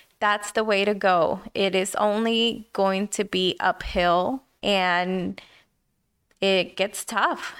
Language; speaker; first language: English; early bilingual, other home language; Spanish